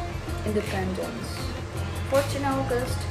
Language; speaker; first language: English; non-native, fluent; Urdu